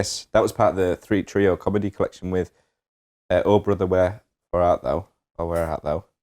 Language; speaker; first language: English; native; English